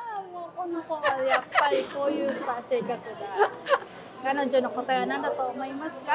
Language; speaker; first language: Japanese; non-native, fluent; Filipino